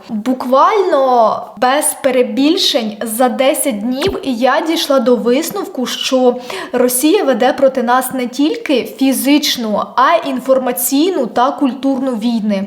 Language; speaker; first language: Ukrainian; non-native, local second language; Russian